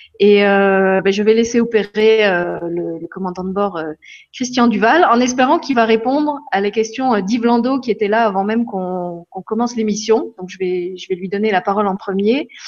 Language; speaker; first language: French; native; French